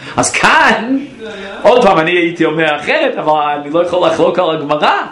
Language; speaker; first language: Hebrew; non-native, fluent; English